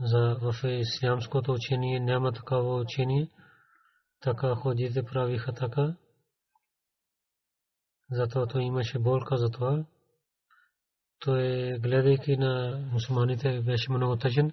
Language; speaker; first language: Bulgarian; non-native, learner; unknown